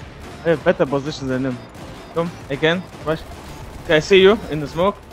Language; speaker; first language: English; non-native, learner; Turkish